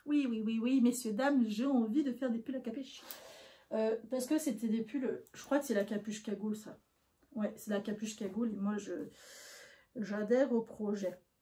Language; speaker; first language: French; native; French